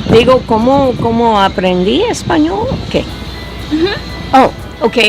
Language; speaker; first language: Spanish; non-native, fluent; English